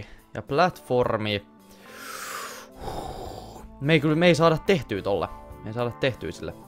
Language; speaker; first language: Finnish; native; Finnish